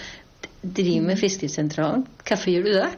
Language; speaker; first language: Norwegian; native; Norwegian